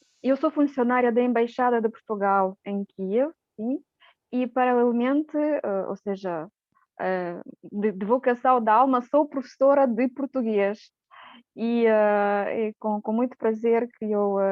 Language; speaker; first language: Portuguese; non-native, fluent; Romanian